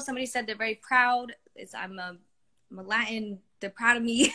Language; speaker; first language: English; early bilingual, other home language; Spanish